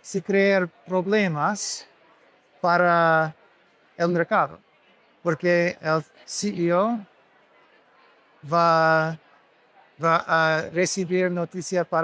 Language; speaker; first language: Spanish; non-native, learner; English